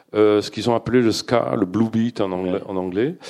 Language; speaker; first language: French; native; French